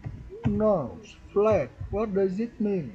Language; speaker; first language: English; non-native, fluent; Vietnamese